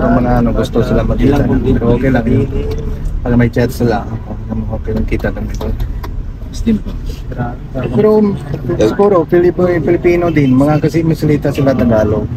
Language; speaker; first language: Filipino; non-native, learner; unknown